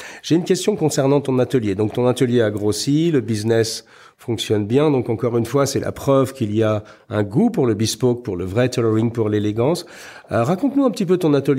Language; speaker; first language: French; native; French